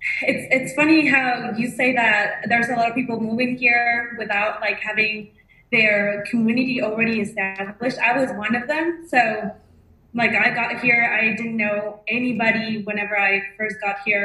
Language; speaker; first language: English; non-native, fluent; Spanish